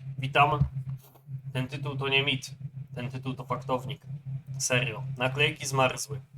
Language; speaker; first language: Polish; native; Polish